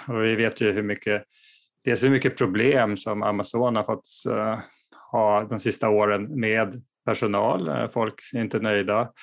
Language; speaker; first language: Swedish; native; Swedish